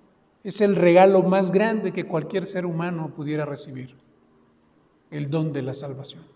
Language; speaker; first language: Spanish; native; Spanish